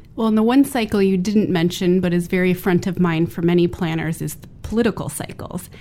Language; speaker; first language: English; native; English